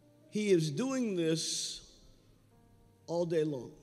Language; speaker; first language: English; native; English